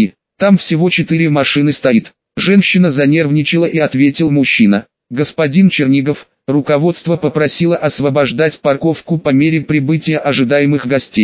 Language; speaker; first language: Russian; native; Russian